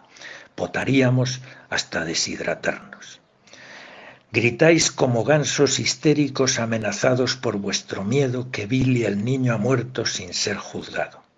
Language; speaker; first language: Spanish; native; Spanish